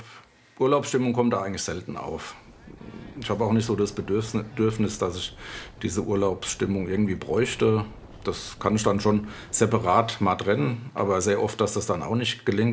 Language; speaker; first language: German; native; German